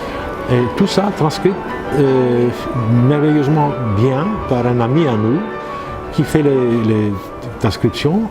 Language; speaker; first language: French; non-native, fluent; Greek